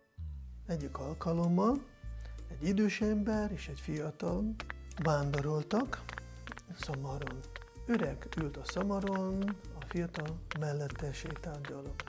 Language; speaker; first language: Hungarian; non-native, fluent; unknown